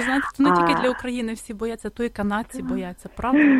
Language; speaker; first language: Ukrainian; native; Ukrainian